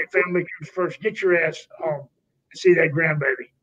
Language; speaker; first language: English; native; English